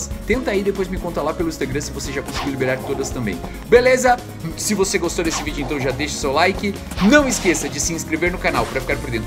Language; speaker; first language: Portuguese; native; Portuguese